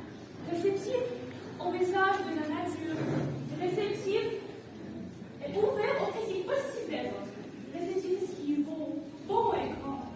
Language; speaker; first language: French; non-native, local second language; Arabic